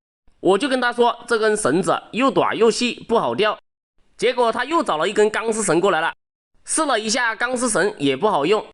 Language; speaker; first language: Chinese; native; Chinese